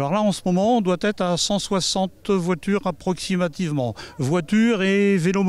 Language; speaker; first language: French; native; French